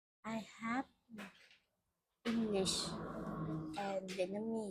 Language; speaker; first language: English; non-native, learner; Vietnamese